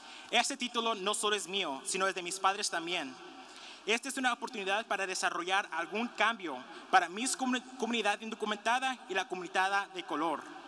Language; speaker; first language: Spanish; early bilingual, heritage; Spanish